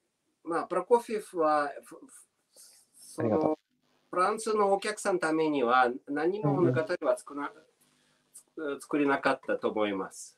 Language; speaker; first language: Japanese; non-native, learner; Russian